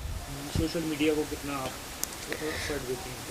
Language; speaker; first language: Hindi; native; Hindi